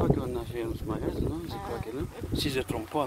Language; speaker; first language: French; non-native, local second language; Fula